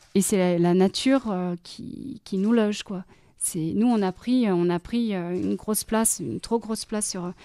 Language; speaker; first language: French; native; French